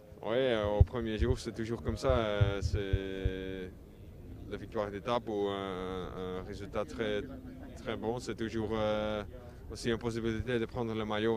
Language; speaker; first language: French; non-native, local second language; Dutch